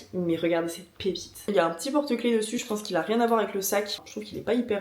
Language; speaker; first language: French; native; French